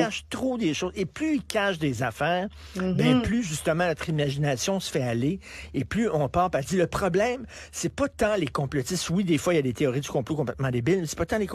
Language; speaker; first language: French; native; French